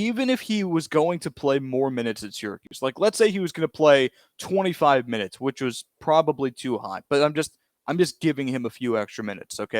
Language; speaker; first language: English; native; English